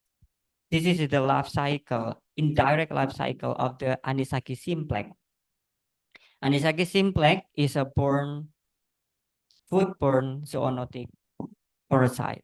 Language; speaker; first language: English; non-native, learner; Indonesian